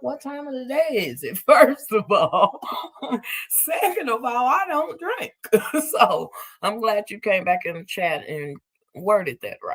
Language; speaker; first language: English; native; English